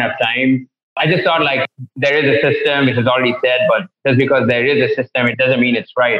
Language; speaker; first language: English; non-native, local second language; Tamil